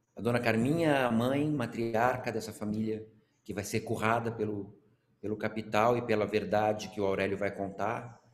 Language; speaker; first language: Portuguese; native; Portuguese